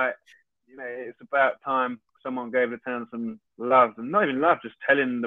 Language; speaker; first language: English; native; English